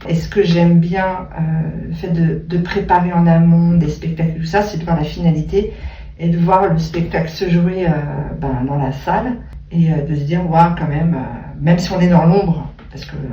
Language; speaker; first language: French; native; French